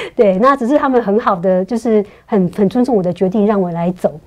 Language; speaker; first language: Chinese; native; Chinese